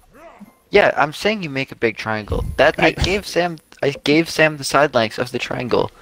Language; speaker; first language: English; native; English